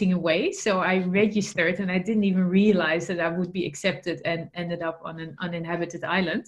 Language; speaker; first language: English; non-native, fluent; Dutch